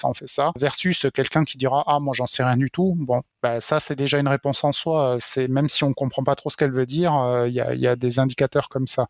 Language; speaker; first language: French; native; French